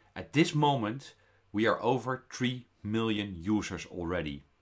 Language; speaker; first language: English; non-native, fluent; Dutch